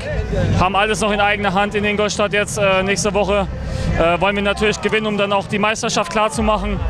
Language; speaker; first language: German; native; German